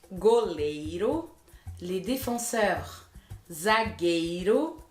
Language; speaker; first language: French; non-native, fluent; Portuguese